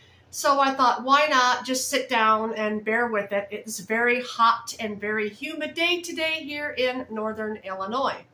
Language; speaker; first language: English; native; English